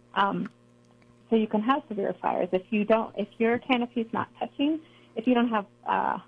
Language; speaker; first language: English; native; English